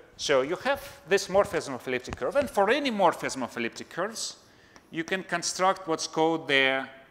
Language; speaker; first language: English; non-native, fluent; Russian